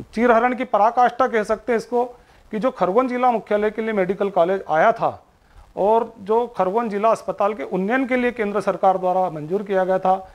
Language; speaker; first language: Hindi; native; Hindi